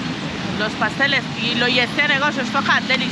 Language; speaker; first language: Spanish; native; Spanish